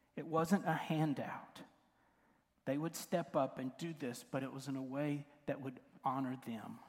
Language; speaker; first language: English; native; English